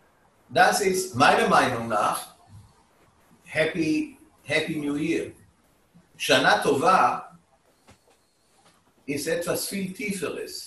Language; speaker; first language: German; non-native, fluent; Hebrew